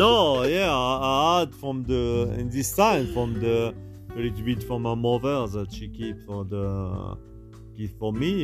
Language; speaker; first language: English; non-native, learner; French